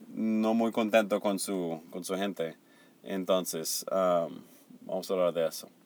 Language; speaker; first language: Spanish; non-native, fluent; English